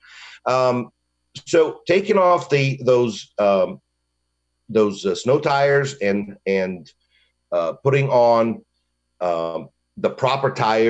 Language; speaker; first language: English; native; English